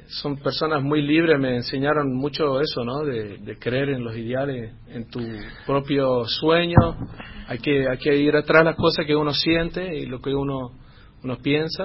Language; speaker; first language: Spanish; non-native, fluent; Dutch